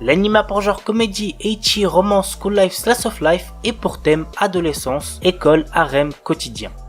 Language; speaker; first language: French; native; French